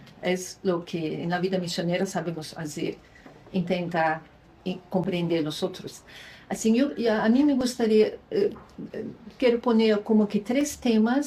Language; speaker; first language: Spanish; non-native, fluent; Luxembourgish